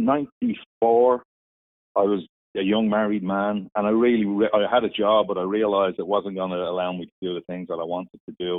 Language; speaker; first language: English; native; English